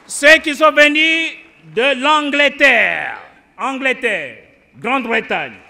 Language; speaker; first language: French; non-native, local second language; Lingala